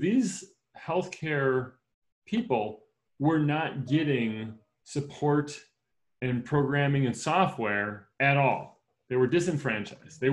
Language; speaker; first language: English; native; English